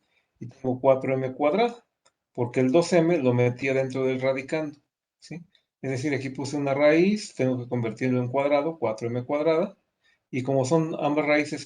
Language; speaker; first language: Spanish; native; Spanish